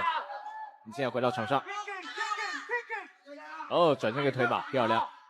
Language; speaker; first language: Chinese; native; Chinese